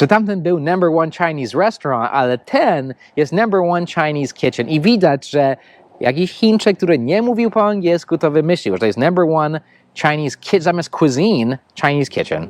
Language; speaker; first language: Polish; non-native, fluent; English